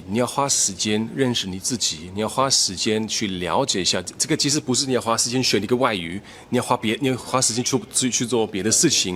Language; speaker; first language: Chinese; non-native, fluent; German